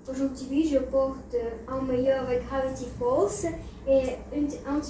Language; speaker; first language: French; non-native, learner; Russian